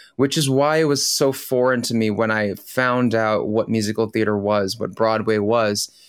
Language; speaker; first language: English; early bilingual, other home language; Filipino